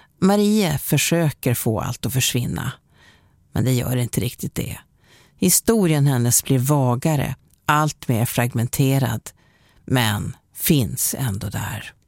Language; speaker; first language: Swedish; native; Swedish